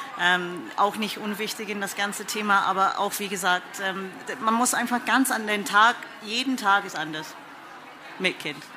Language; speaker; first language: German; non-native, fluent; English